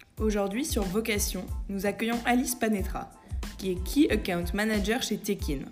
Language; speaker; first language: French; native; French